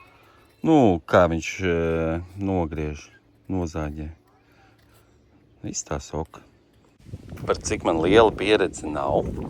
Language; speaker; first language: Latvian; native; Latvian